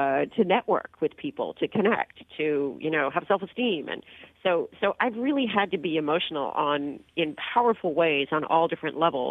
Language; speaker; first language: English; native; English